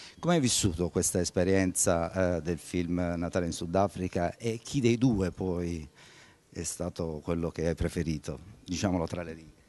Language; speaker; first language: Italian; native; Italian